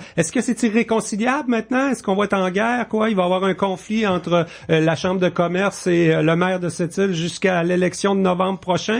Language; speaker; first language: French; native; French